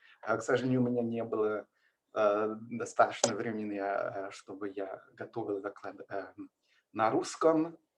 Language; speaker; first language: Russian; non-native, fluent; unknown